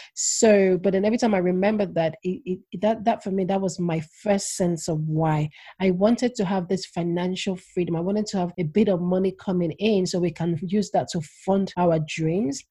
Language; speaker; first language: English; non-native, local second language; Yoruba